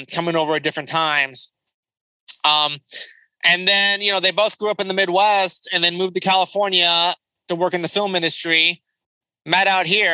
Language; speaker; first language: English; native; English